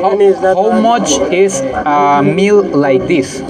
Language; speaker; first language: English; non-native, learner; Spanish